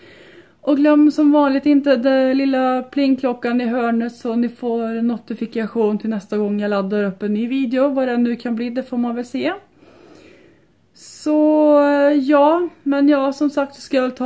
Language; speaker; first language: Swedish; native; Swedish